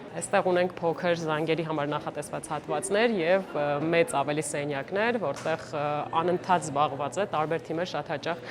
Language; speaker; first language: Armenian; native; Armenian